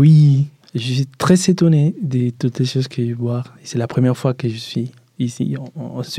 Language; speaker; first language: French; non-native, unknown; Spanish